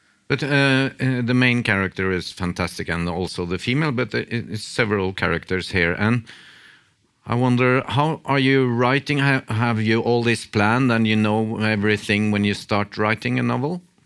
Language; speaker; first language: English; non-native, fluent; Norwegian